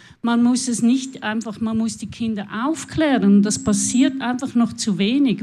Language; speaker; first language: German; native; German